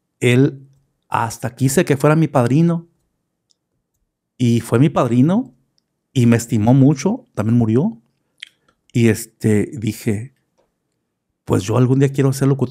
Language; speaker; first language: Spanish; native; Spanish